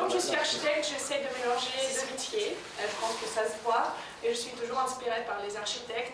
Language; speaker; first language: French; non-native, fluent; Russian